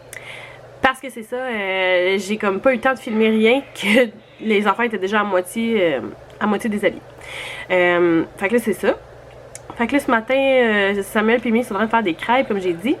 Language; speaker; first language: French; native; French